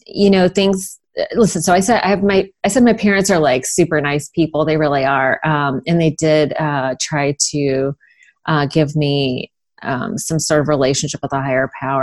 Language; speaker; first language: English; native; English